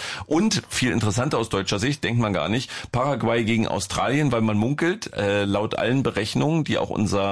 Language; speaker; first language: German; native; German